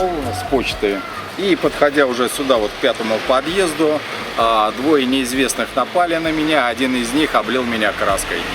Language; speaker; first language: Russian; native; Russian